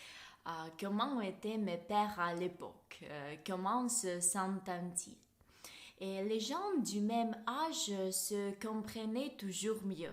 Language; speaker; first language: French; non-native, fluent; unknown